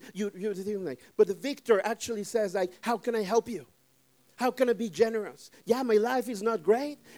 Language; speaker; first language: English; non-native, fluent; Spanish